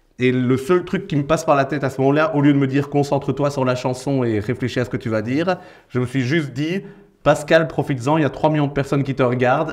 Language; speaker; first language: French; native; French